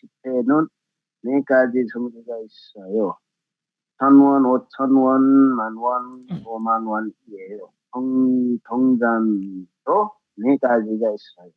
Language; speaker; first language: Korean; non-native, learner; Nepali